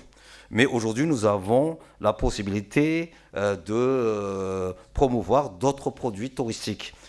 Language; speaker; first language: French; non-native, local second language; Malagasy